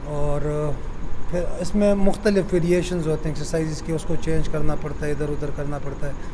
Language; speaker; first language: Urdu; non-native, local second language; Pashto